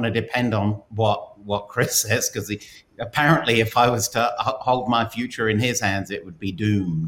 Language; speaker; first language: English; native; English